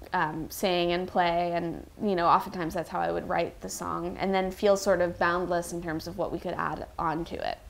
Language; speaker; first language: English; native; English